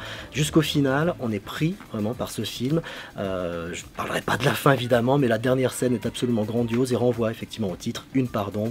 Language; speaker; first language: French; native; French